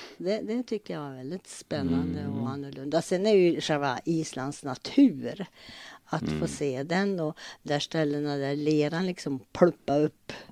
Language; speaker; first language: Swedish; native; Swedish